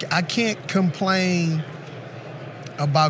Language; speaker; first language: English; native; English